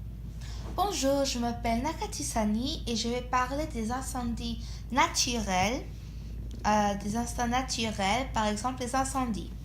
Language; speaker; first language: French; non-native, fluent; English